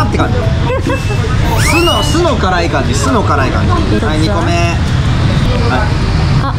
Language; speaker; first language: Japanese; native; Japanese